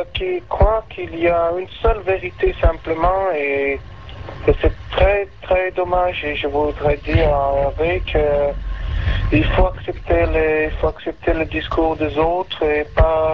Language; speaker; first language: French; non-native, learner; English